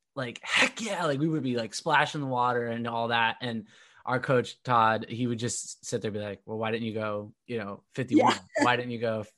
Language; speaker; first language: English; native; English